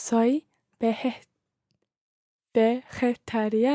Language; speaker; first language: Spanish; non-native, learner; English